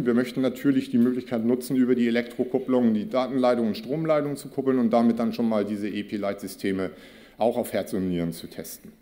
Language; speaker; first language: German; native; German